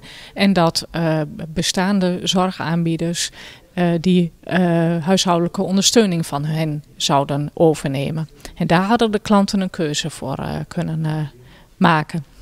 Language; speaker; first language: Dutch; native; Dutch